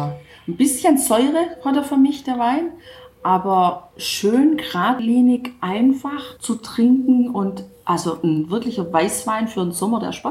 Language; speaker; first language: German; native; German